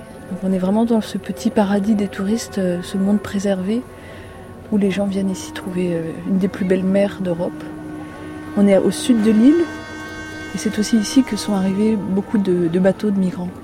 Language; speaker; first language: French; native; French